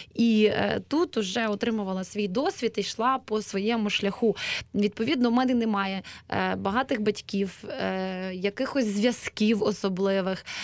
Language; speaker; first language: Ukrainian; native; Ukrainian